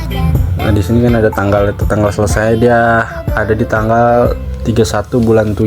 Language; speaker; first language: Indonesian; native; Indonesian